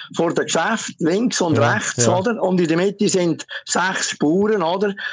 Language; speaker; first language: German; native; German